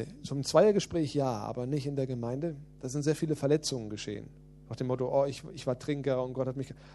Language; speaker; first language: German; native; German